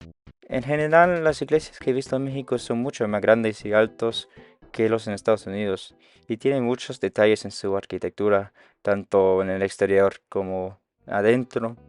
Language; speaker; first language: Spanish; non-native, learner; English